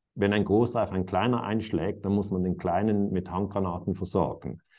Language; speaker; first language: German; native; German